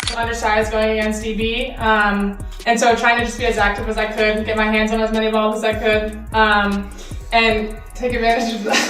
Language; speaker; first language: English; native; English